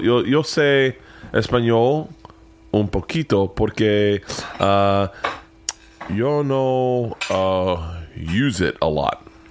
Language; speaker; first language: Spanish; non-native, learner; English